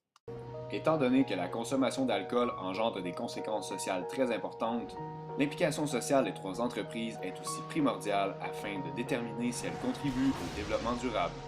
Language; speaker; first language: French; native; French